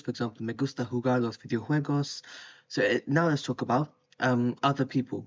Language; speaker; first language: Spanish; non-native, learner; English